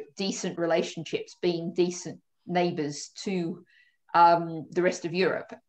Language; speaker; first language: English; native; English